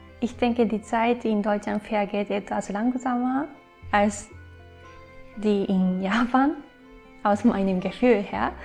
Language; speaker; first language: German; non-native, fluent; Japanese